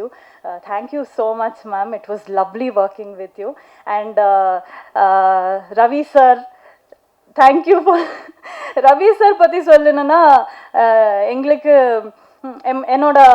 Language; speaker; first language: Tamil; non-native, learner; Kannada